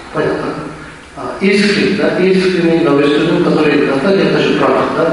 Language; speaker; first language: Russian; non-native, learner; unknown